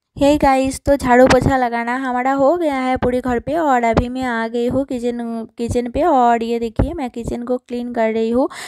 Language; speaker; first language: Hindi; non-native, local second language; Bangla